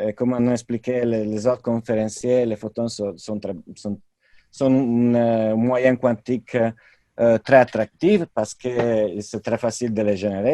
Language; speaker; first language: French; non-native, fluent; Italian